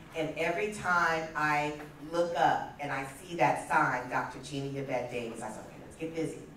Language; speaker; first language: English; native; English